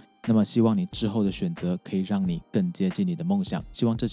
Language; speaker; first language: Chinese; native; Chinese